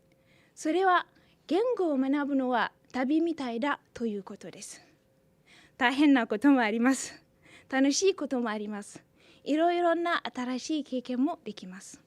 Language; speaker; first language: Japanese; non-native, fluent; Hausa